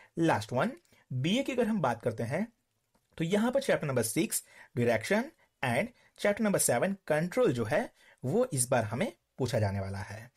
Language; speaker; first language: Hindi; non-native, local second language; Gujarati